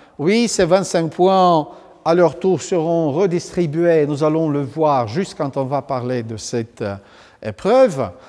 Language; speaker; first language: French; non-native, fluent; Romanian